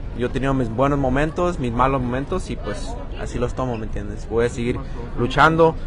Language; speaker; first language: Spanish; early bilingual, heritage; Spanish